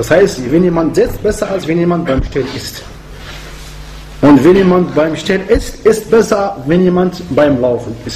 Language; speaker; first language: German; non-native, fluent; Arabic